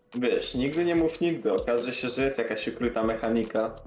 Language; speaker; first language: Polish; native; Polish